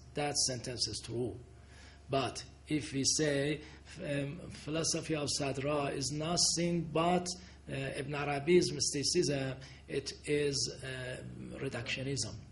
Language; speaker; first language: English; non-native, fluent; Persian